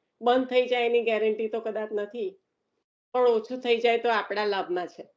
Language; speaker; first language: Gujarati; early bilingual, heritage; Gujarati